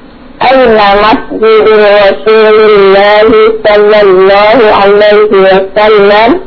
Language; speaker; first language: Arabic; non-native, learner; Indonesian